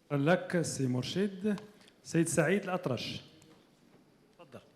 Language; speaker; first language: Arabic; native; Arabic